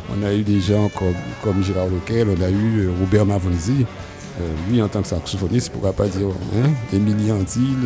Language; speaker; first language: French; native; French